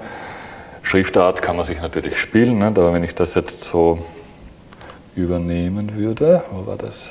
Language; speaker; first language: German; native; German